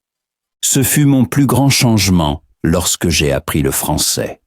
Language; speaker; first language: French; non-native, fluent; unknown